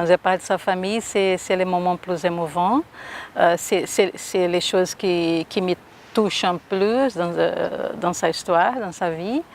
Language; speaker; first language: French; non-native, local second language; Portuguese